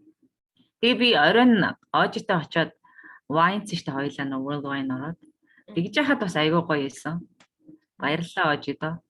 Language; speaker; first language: Mongolian; native; Mongolian